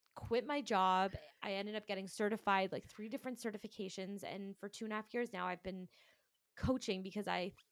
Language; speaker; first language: English; native; English